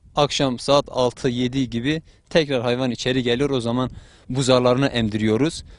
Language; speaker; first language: Turkish; native; Turkish